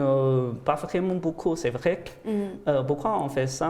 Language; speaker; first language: French; non-native, fluent; Chinese